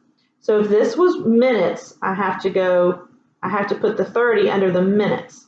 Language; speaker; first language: English; native; English